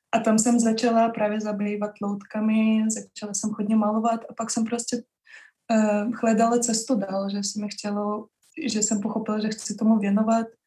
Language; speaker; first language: Czech; non-native, fluent; Russian